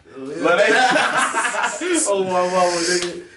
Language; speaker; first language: English; native; English